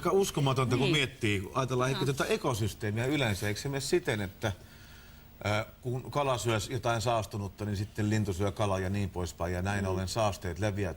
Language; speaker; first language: Finnish; native; Finnish